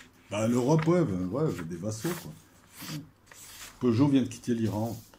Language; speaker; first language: French; native; French